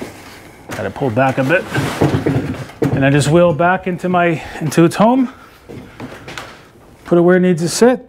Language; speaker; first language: English; native; English